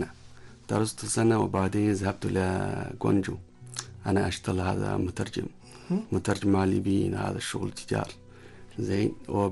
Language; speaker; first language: Arabic; non-native, learner; Chinese